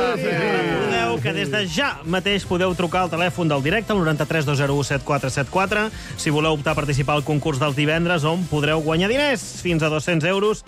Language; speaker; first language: Catalan; native; Catalan